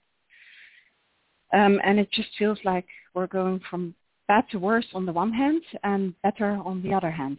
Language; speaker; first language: English; non-native, fluent; Dutch